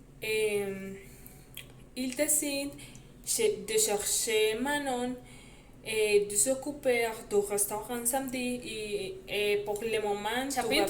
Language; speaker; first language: French; non-native, learner; Spanish